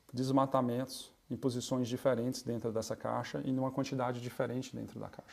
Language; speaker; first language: Portuguese; native; Portuguese